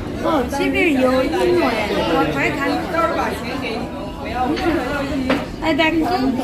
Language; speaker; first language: Chinese; non-native, learner; Bangla